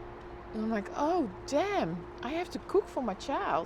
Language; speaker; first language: English; non-native, fluent; Dutch